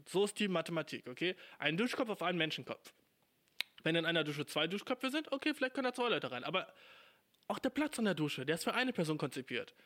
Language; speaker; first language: German; native; German